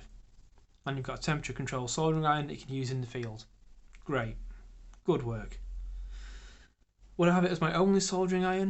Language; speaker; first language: English; native; English